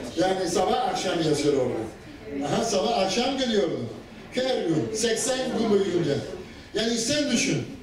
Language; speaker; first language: Turkish; non-native, fluent; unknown